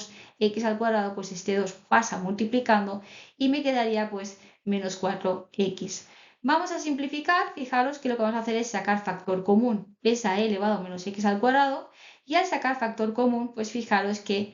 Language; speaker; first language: Spanish; native; Spanish